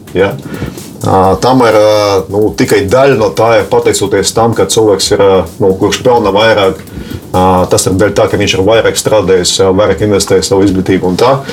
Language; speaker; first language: Latvian; non-native, local second language; Russian